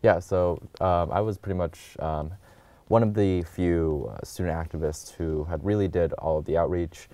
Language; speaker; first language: English; native; English